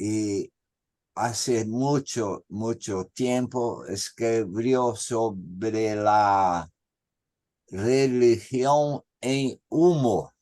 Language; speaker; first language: Spanish; non-native, learner; Portuguese